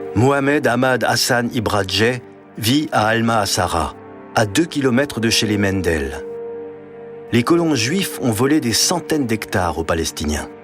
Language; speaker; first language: French; native; French